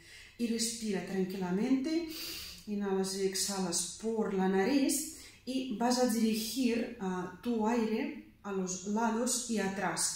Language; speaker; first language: Spanish; non-native, fluent; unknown